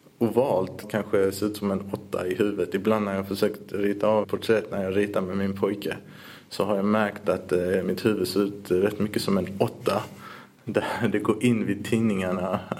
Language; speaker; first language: Swedish; early bilingual, other home language; Persian